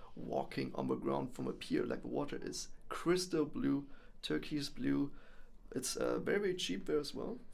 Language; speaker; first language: English; non-native, fluent; German